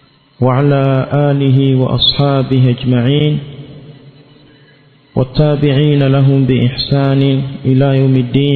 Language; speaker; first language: Arabic; non-native, fluent; Swahili